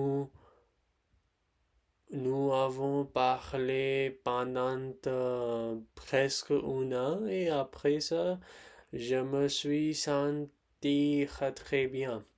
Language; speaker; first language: French; non-native, learner; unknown